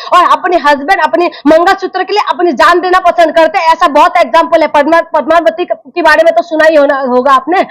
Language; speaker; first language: Hindi; non-native, local second language; Assamese